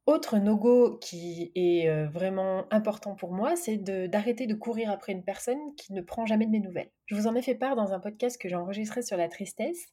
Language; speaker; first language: French; native; French